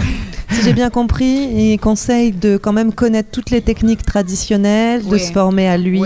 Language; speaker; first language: French; native; French